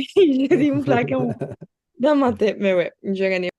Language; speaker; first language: French; non-native, learner; Spanish